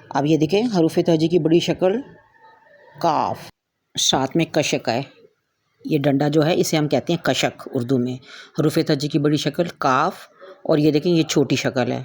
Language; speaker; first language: Urdu; native; Urdu